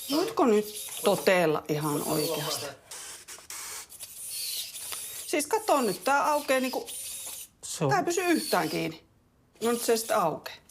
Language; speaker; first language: Finnish; native; Finnish